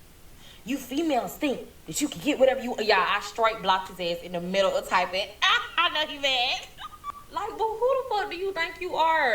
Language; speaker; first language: English; native; English